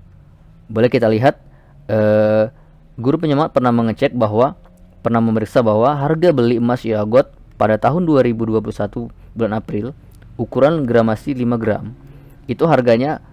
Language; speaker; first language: Indonesian; native; Indonesian